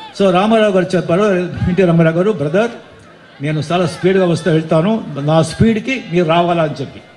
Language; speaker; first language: Telugu; non-native, local second language; Marathi